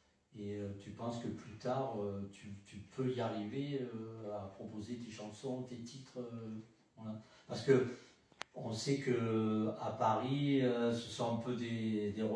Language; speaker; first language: French; native; French